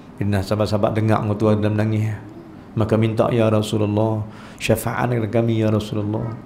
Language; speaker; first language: Malay; native; Malay